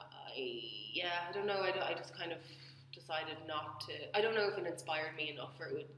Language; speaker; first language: English; native; English